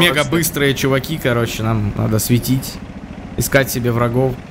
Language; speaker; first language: Russian; native; Russian